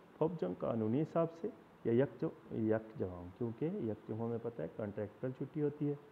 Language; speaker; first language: Urdu; non-native, local second language; Punjabi